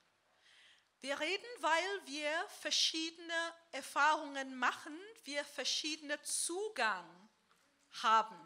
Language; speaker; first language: German; non-native, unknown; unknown